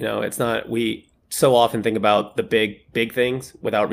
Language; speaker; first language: English; native; English